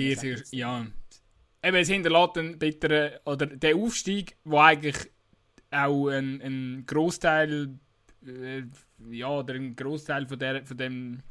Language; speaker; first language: German; native; German